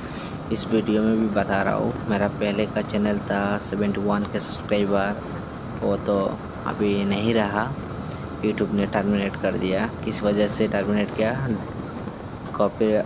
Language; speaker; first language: Hindi; non-native, local second language; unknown